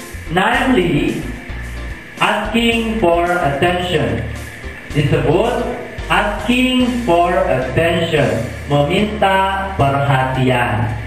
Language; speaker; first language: English; non-native, fluent; Sundanese